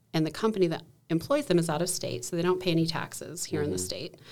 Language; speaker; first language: English; native; English